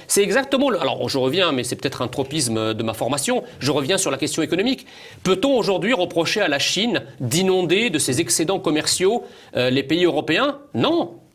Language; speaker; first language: French; early bilingual, other home language; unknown